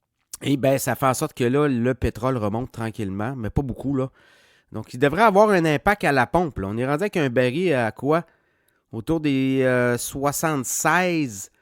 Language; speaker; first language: French; native; French